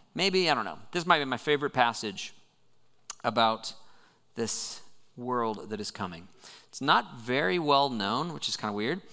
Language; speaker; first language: English; native; English